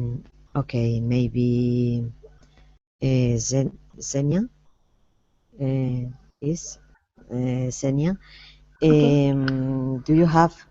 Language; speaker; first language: English; non-native, learner; Spanish